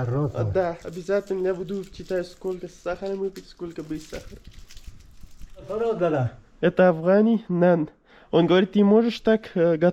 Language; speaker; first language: Russian; non-native, learner; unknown